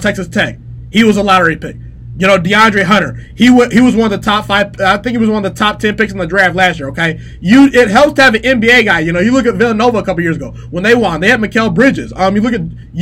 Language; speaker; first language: English; native; English